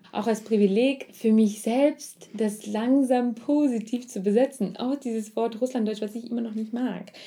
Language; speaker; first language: German; early bilingual, other home language; Russian